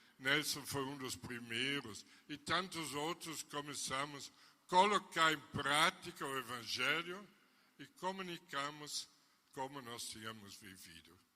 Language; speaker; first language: Portuguese; non-native, fluent; German